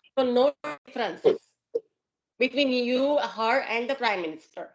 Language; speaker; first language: English; non-native, local second language; Gujarati